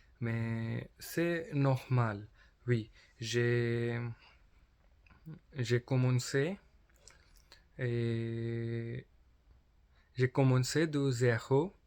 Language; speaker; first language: French; non-native, learner; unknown